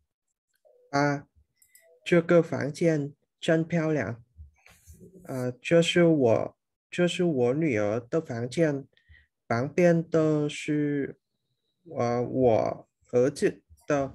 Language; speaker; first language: Chinese; non-native, learner; Vietnamese